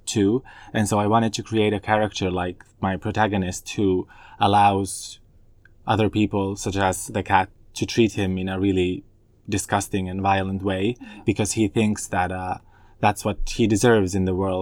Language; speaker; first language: English; non-native, fluent; Finnish